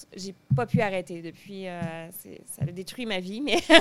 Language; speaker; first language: French; native; French